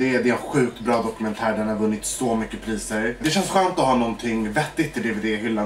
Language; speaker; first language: Swedish; early bilingual, other home language; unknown